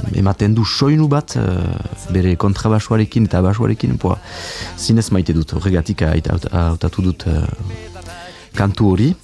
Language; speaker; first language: Basque; non-native, fluent; French